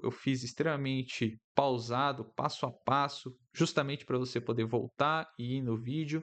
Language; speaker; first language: Portuguese; native; Portuguese